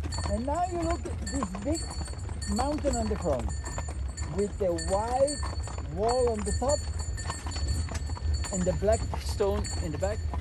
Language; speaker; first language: English; non-native, learner; German